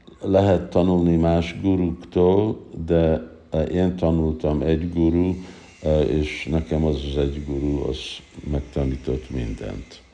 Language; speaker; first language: Hungarian; early bilingual, heritage; Hungarian